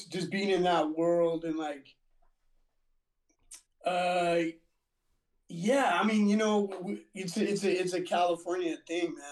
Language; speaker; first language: English; native; English